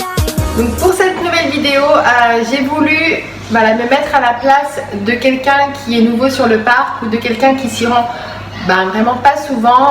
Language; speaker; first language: French; native; French